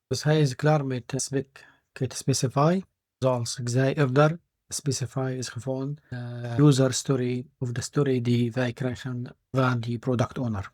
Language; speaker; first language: Dutch; non-native, fluent; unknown